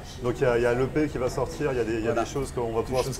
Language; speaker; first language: French; native; French